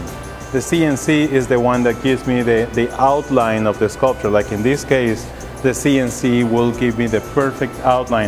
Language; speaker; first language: English; non-native, fluent; Spanish